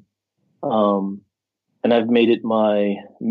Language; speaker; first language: English; native; English